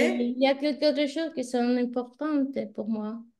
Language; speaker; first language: French; non-native, learner; Spanish